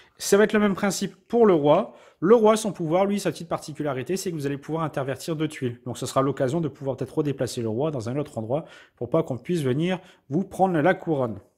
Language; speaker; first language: French; native; French